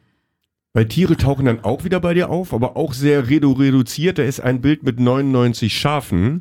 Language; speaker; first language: German; native; German